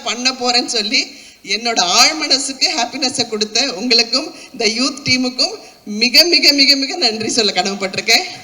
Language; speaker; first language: Tamil; native; Tamil